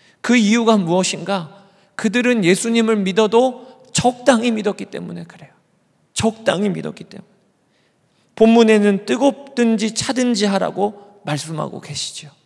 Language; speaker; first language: Korean; native; Korean